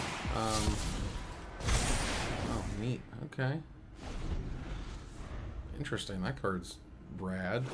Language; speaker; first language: English; native; English